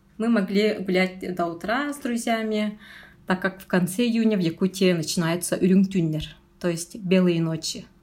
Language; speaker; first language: Russian; non-native, local second language; Yakut